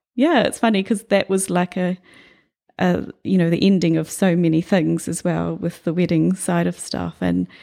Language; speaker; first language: English; native; English